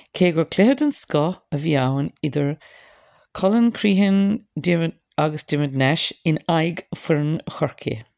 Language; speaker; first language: Irish; non-native, local second language; English